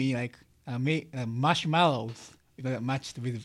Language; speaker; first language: English; non-native, learner; Japanese